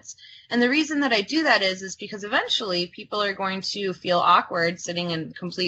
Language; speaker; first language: English; early bilingual, other home language; Croatian